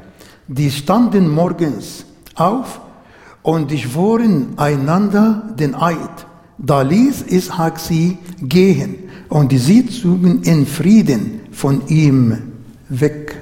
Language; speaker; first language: German; non-native, learner; Arabic